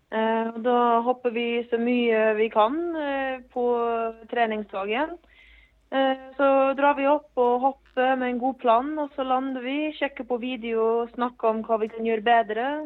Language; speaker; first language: Norwegian; non-native, fluent; English